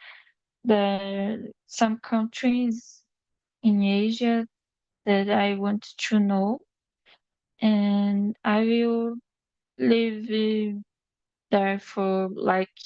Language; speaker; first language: English; non-native, learner; Portuguese